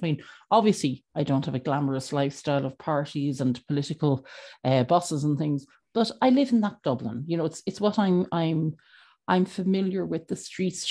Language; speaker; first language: English; native; English